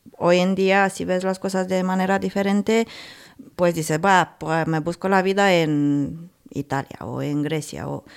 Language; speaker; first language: Spanish; non-native, fluent; Romanian